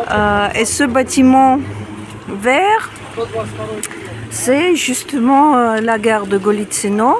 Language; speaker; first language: French; non-native, fluent; Russian